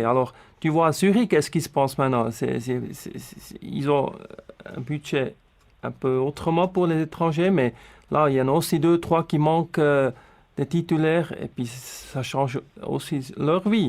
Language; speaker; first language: French; non-native, local second language; Swiss German